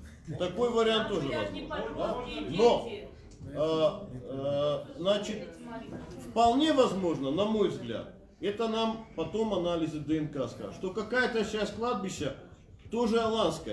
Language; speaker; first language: Russian; native; Russian